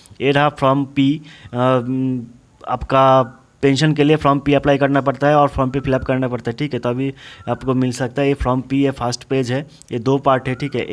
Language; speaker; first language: Hindi; non-native, local second language; Bangla